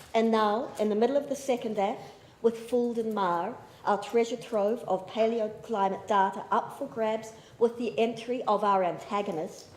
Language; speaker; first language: English; native; English